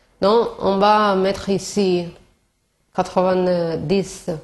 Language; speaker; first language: French; non-native, learner; Spanish